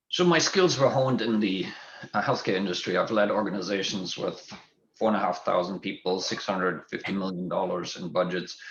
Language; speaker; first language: English; non-native, fluent; German